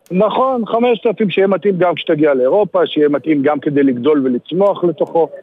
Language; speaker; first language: Hebrew; native; Hebrew